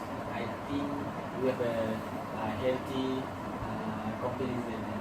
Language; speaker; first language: English; non-native, learner; Malay